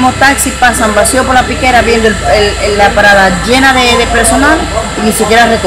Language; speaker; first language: Spanish; native; Spanish